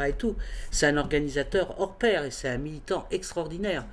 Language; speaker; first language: French; native; French